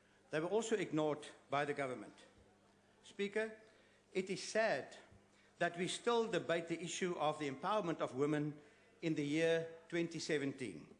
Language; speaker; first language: English; non-native, local second language; Afrikaans